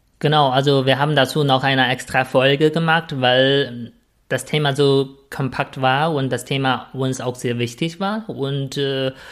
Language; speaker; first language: German; non-native, fluent; Chinese